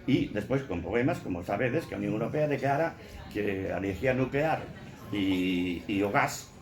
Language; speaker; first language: Spanish; non-native, local second language; Galician